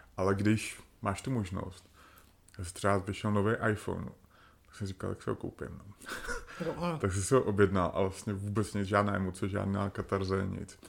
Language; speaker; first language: Czech; early bilingual, other home language; Slovak